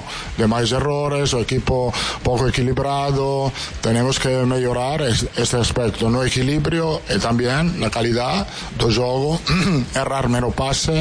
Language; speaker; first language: Portuguese; non-native, fluent; Italian